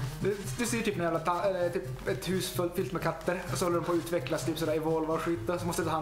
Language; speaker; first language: Swedish; native; Swedish